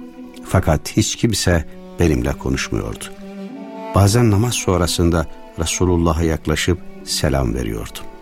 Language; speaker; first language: Turkish; native; Turkish